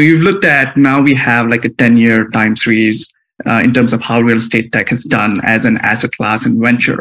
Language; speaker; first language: English; non-native, local second language; Hindi